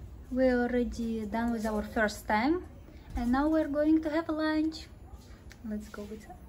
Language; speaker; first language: English; non-native, learner; Russian